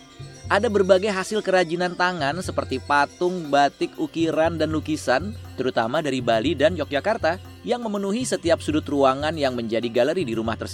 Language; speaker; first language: Indonesian; native; Indonesian